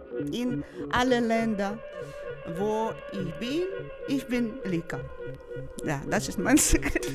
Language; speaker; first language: German; non-native, learner; Ukrainian